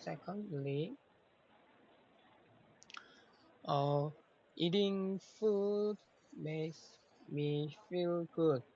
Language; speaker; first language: English; non-native, learner; Korean